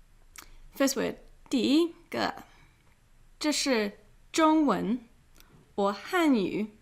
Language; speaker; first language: Chinese; non-native, fluent; English